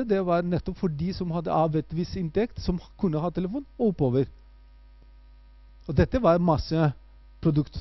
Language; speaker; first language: Norwegian; non-native, fluent; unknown